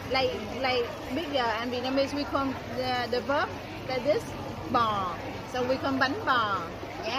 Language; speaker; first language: English; non-native, learner; Vietnamese